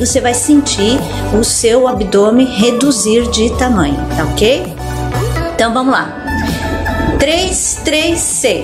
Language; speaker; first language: Portuguese; native; Portuguese